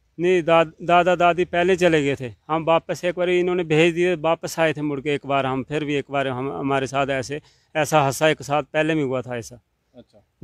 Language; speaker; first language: Hindi; native; Hindi